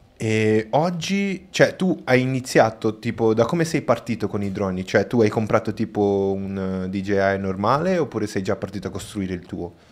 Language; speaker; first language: Italian; non-native, fluent; Spanish